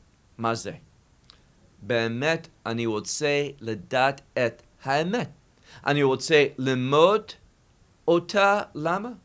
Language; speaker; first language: Hebrew; non-native, fluent; English